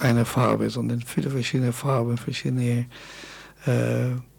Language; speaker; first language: German; non-native, fluent; Spanish